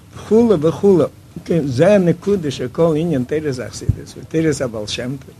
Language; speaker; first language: Hebrew; non-native, fluent; Yiddish